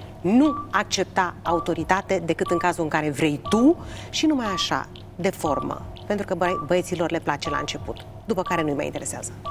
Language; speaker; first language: Romanian; native; Romanian